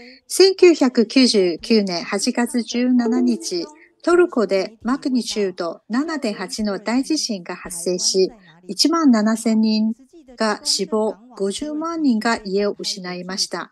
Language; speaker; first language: Japanese; non-native, fluent; Chinese